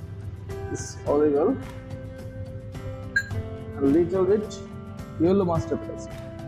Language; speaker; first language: English; non-native, local second language; Bangla